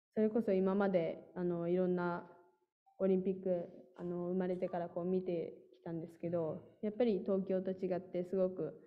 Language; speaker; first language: Japanese; native; Japanese